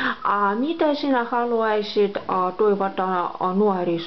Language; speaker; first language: Finnish; non-native, local second language; Russian